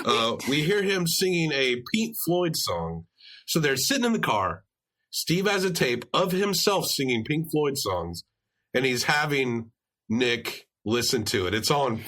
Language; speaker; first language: English; native; English